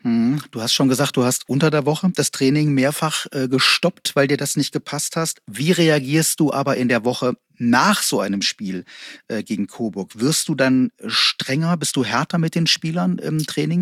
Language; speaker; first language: German; native; German